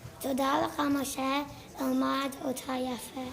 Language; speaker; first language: Hebrew; non-native, learner; English